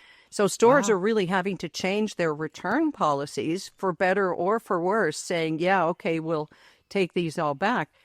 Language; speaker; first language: English; native; English